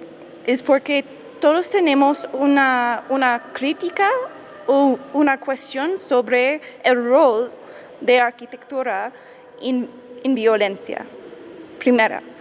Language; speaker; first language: Spanish; non-native, fluent; English